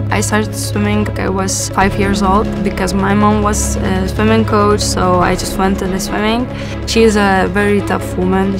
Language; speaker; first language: English; non-native, fluent; Lithuanian